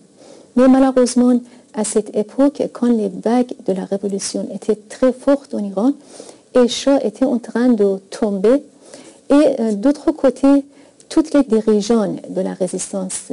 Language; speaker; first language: French; non-native, fluent; Persian